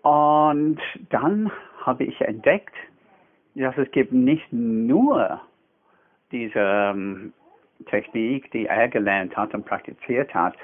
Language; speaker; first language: German; non-native, fluent; English